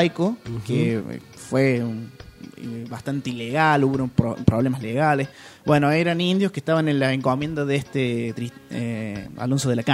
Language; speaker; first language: Spanish; native; Spanish